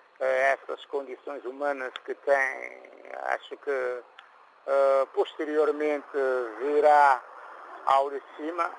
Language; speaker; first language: Portuguese; non-native, local second language; Kabuverdianu